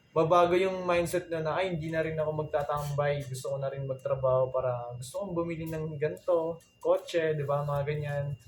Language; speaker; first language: Filipino; non-native, local second language; Cebuano